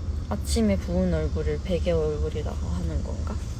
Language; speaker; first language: Korean; early bilingual, heritage; Korean